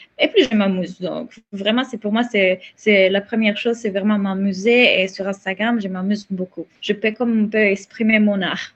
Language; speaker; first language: French; non-native, fluent; Italian